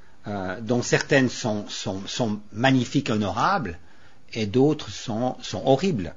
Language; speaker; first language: French; native; French